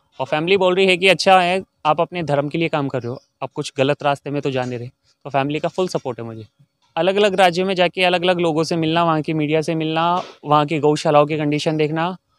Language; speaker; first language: Hindi; native; Hindi